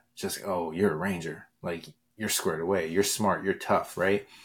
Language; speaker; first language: English; native; English